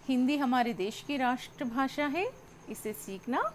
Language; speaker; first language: Hindi; non-native, local second language; Telugu